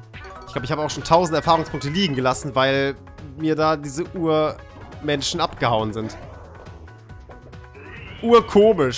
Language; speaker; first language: German; native; German